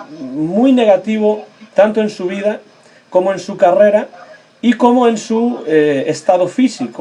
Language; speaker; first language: Spanish; native; Spanish